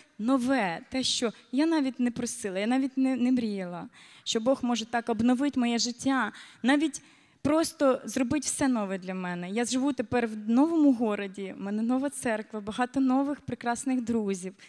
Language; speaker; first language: Ukrainian; native; Ukrainian